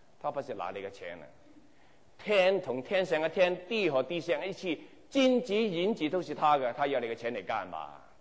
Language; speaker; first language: Chinese; non-native, local second language; Cantonese